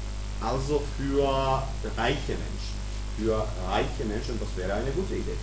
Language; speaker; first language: German; non-native, fluent; Serbian